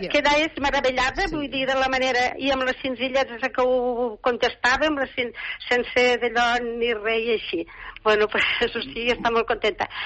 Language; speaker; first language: Catalan; native; Catalan